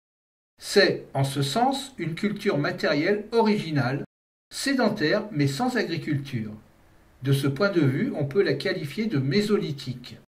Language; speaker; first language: French; native; French